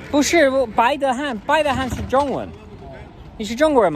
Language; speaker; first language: Chinese; non-native, learner; English